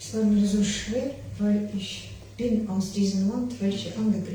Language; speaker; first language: German; non-native, learner; Ukrainian